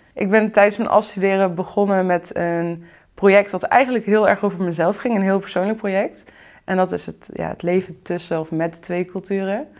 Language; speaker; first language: Dutch; early bilingual, other home language; Arabic